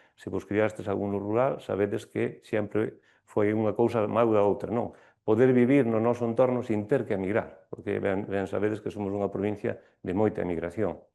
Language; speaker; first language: Galician; non-native, local second language; Spanish